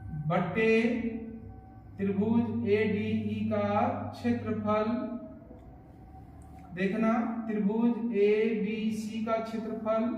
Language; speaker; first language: Hindi; native; Hindi